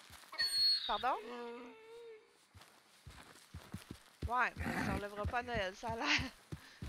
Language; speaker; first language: French; native; French